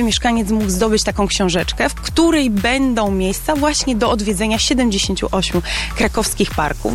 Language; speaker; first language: Polish; native; Polish